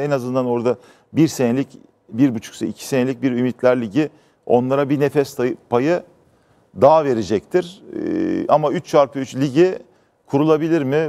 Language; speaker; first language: Turkish; native; Turkish